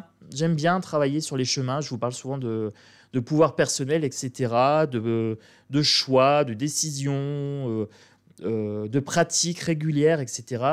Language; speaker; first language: French; native; French